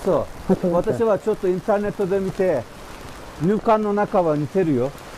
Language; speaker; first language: Japanese; non-native, learner; Turkish